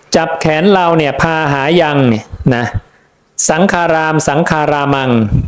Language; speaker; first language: Thai; native; Thai